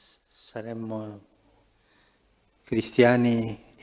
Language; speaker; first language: Italian; non-native, fluent; Spanish